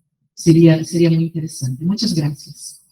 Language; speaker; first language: Spanish; non-native, fluent; Portuguese